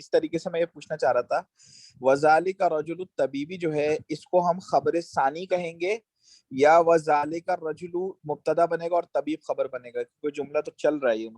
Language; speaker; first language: Urdu; native; Urdu